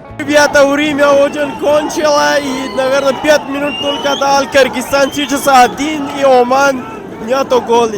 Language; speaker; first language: Russian; non-native, learner; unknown